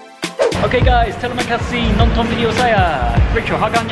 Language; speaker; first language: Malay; non-native, learner; English